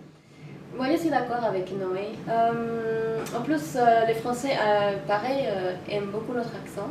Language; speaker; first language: French; non-native, fluent; Spanish